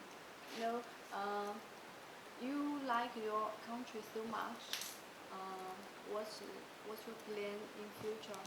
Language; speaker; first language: English; non-native, learner; Chinese